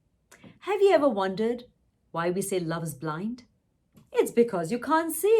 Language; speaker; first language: English; non-native, local second language; Tamil